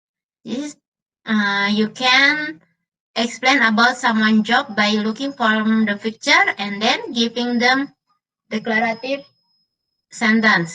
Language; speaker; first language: English; non-native, learner; Indonesian